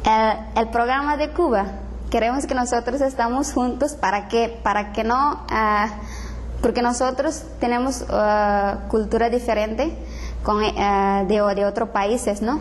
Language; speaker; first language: Spanish; non-native, learner; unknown